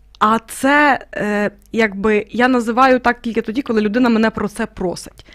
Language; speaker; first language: Ukrainian; native; Ukrainian